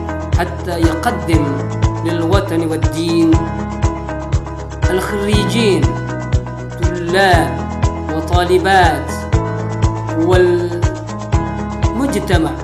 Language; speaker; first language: Arabic; non-native, fluent; Indonesian